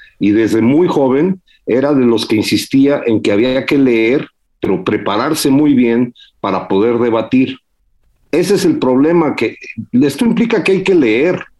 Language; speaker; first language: Spanish; early bilingual, heritage; Spanish